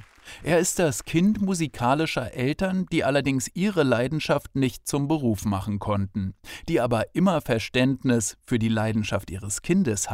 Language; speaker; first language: German; native; German